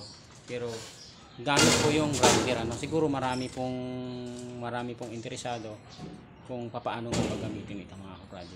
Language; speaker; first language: Filipino; native; Filipino